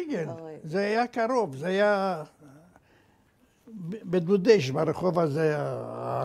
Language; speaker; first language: Hebrew; non-native, fluent; Romanian